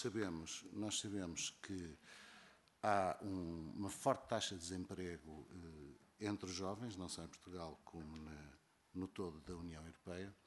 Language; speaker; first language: Portuguese; native; Portuguese